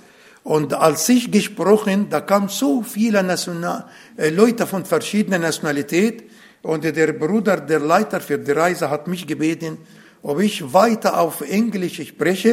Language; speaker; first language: German; non-native, learner; Arabic